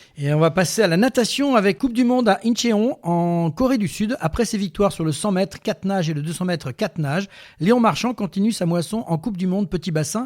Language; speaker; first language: French; native; French